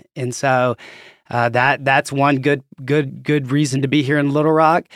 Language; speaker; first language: English; native; English